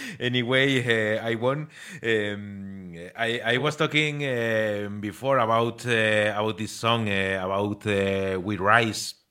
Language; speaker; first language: English; non-native, learner; Spanish